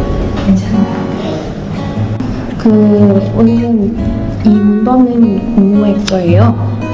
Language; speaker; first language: Korean; non-native, learner; Vietnamese